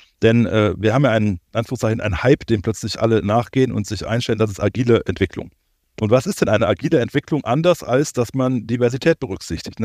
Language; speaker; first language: German; native; German